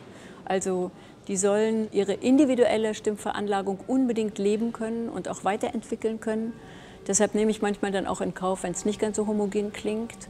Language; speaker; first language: German; native; German